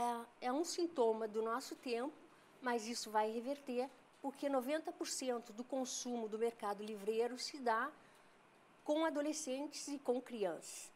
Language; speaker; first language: Portuguese; native; Portuguese